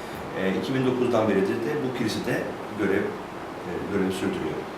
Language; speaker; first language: Turkish; native; Turkish